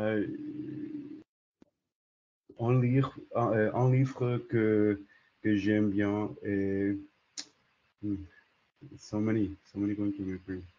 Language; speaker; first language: French; non-native, learner; English